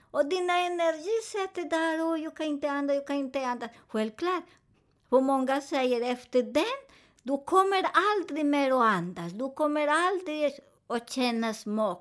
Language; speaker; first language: Swedish; non-native, learner; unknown